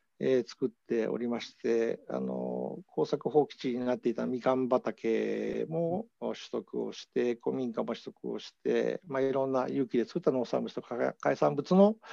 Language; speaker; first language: Japanese; native; Japanese